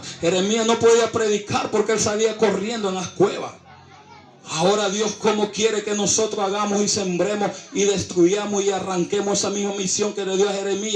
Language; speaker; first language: Spanish; native; Spanish